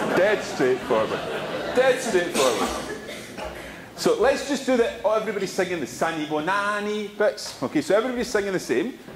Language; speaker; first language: English; native; English